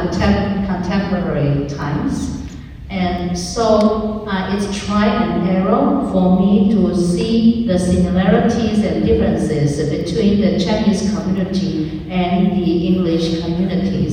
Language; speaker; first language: English; non-native, fluent; Chinese